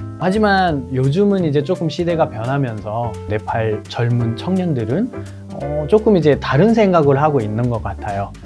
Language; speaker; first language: Korean; non-native, fluent; Nepali